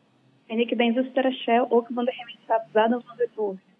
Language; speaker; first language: Dutch; non-native, learner; Portuguese